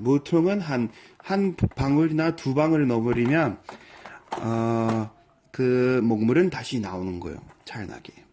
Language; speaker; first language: Korean; non-native, fluent; English